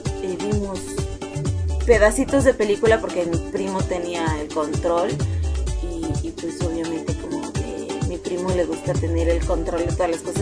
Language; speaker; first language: Spanish; native; Spanish